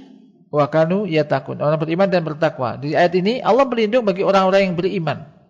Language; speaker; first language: Indonesian; native; Indonesian